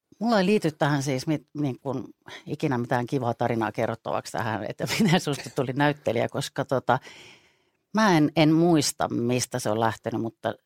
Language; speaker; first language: Finnish; native; Finnish